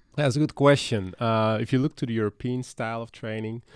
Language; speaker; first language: English; non-native, fluent; Dutch